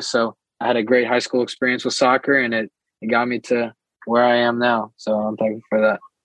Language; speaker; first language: English; early bilingual, other home language; Portuguese